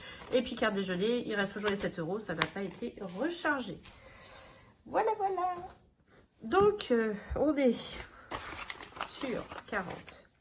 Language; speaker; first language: French; native; French